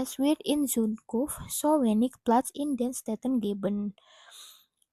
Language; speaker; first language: German; non-native, fluent; Indonesian